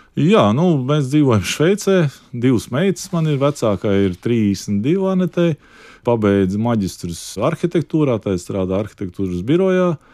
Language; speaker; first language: Latvian; native; Latvian